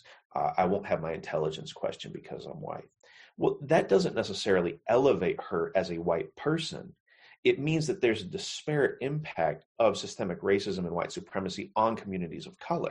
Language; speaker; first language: English; native; English